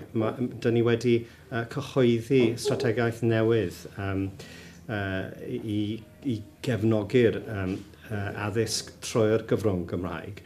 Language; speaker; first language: Welsh; non-native, local second language; English